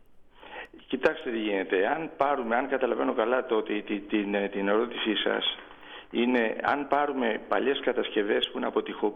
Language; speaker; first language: Greek; native; Greek